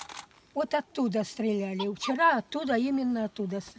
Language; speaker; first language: Russian; native; Russian